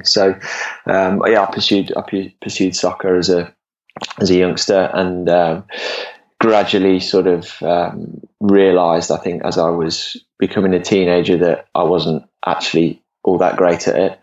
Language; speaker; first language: English; native; English